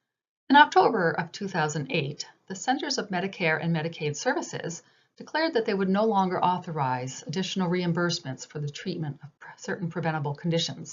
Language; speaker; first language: English; native; English